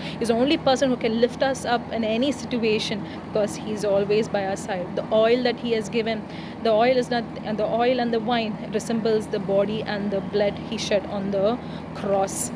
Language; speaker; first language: English; non-native, local second language; Tamil